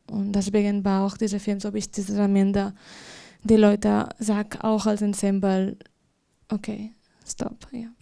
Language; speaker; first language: German; non-native, fluent; Spanish